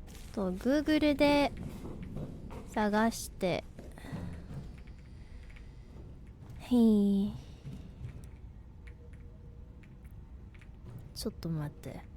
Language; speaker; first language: Japanese; non-native, learner; English